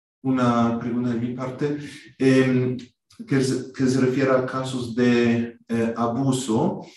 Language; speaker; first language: Spanish; non-native, fluent; German